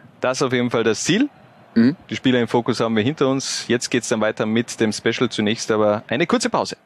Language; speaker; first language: German; native; German